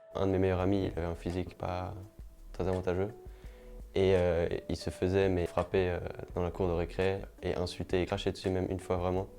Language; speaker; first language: French; early bilingual, other home language; German